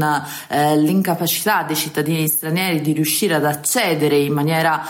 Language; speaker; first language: Italian; native; Italian